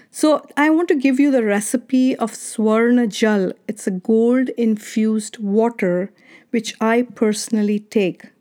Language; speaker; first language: English; non-native, local second language; Kannada